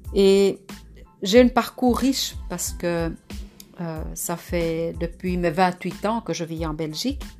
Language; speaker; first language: French; non-native, fluent; Finnish